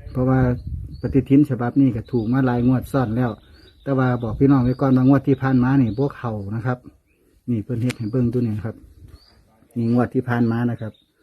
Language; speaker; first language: Thai; native; Thai